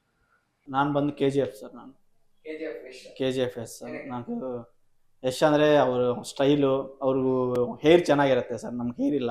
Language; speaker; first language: Kannada; non-native, local second language; Telugu